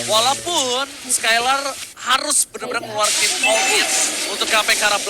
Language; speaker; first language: Indonesian; native; Indonesian